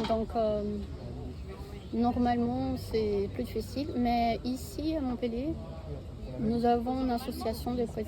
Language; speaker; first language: French; non-native, fluent; Portuguese